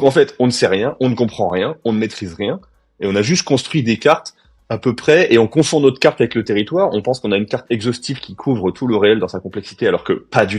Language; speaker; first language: French; native; French